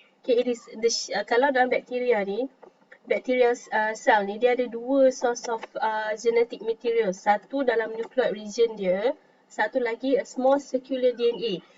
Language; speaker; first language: Malay; native; Malay